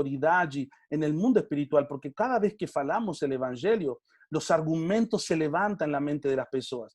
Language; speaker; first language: Portuguese; non-native, learner; Spanish